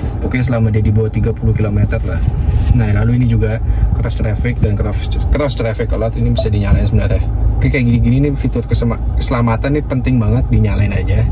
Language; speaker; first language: Indonesian; native; Indonesian